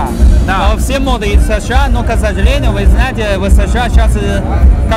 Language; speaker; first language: Russian; non-native, learner; Chinese